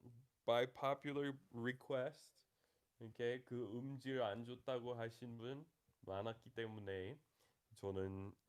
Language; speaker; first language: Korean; non-native, fluent; English